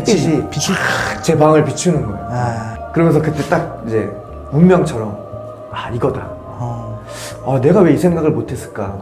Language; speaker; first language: Korean; native; Korean